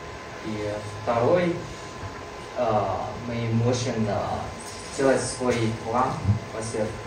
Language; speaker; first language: Russian; non-native, learner; Chinese